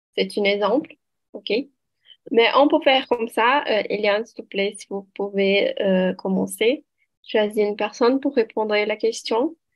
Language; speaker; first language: French; non-native, learner; Portuguese